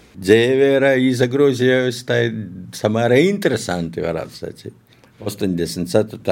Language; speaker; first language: Latvian; native; Latvian